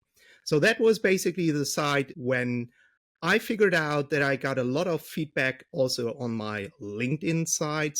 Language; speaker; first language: English; non-native, fluent; German